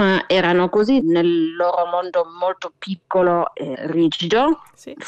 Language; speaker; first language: Italian; non-native, fluent; German